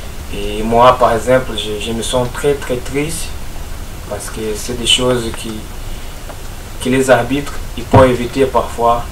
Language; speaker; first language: French; non-native, fluent; Portuguese